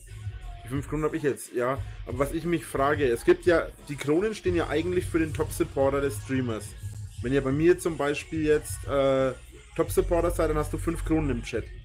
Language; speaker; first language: German; native; German